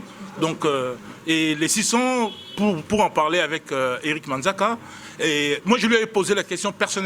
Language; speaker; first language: French; non-native, local second language; Lingala